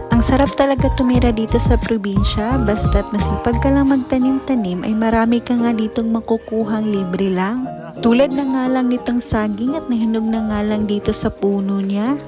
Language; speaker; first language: Filipino; non-native, local second language; Cebuano